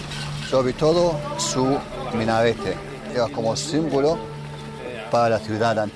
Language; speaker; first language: Spanish; non-native, fluent; Arabic